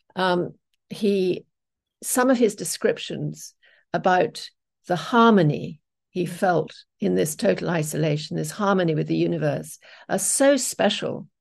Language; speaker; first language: English; native; English